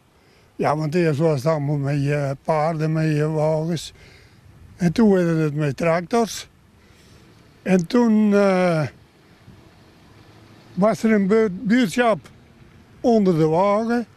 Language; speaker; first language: Dutch; native; Dutch